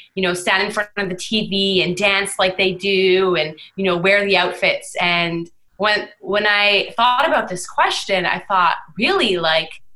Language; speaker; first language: English; native; English